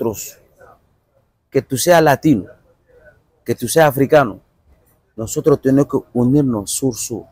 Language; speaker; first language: Spanish; non-native, fluent; Bambara